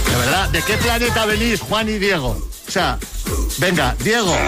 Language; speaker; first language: Spanish; native; Spanish